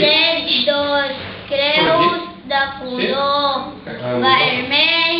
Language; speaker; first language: Catalan; non-native, learner; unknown